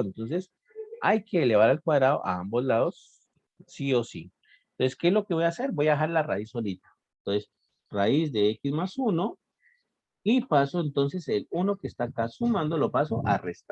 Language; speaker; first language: Spanish; native; Spanish